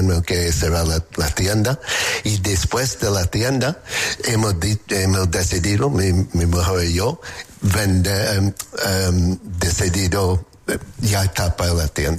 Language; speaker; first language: Spanish; non-native, learner; English